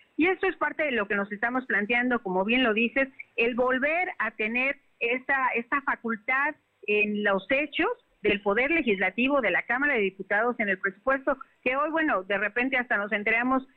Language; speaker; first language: Spanish; native; Spanish